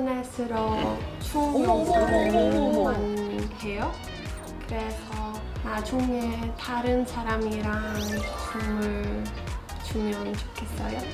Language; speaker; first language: Korean; non-native, fluent; Czech